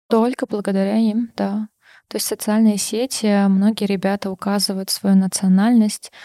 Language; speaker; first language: Russian; non-native, local second language; Karachay-Balkar